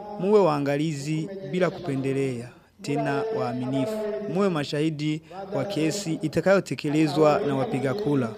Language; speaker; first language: Swahili; non-native, local second language; Rundi